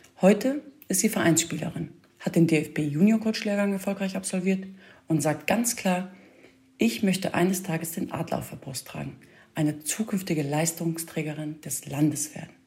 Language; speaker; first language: German; early bilingual, other home language; Kurdish